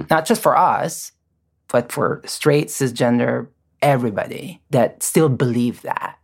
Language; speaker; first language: English; non-native, local second language; Filipino